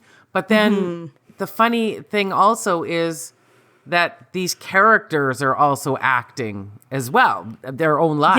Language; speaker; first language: English; native; English